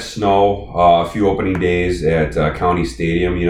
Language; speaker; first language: English; native; English